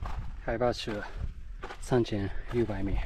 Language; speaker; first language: Chinese; non-native, learner; Japanese